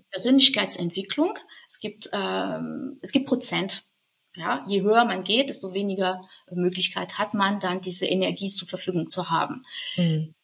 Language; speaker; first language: German; non-native, fluent; French